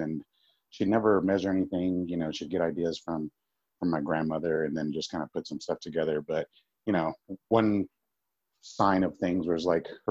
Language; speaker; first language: English; native; English